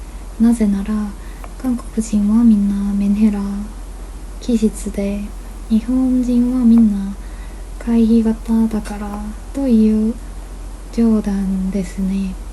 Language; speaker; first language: Japanese; non-native, fluent; Korean